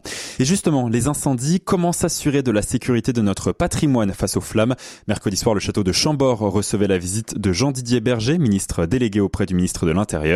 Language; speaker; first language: French; native; French